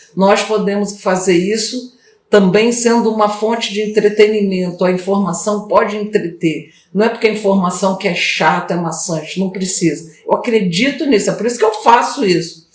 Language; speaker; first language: Portuguese; native; Portuguese